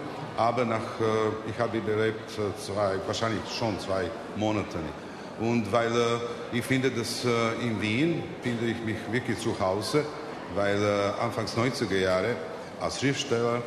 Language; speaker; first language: German; non-native, fluent; Serbian